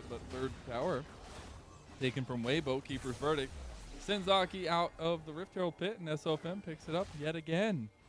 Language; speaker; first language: English; native; English